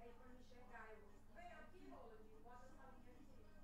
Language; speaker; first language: Portuguese; native; Portuguese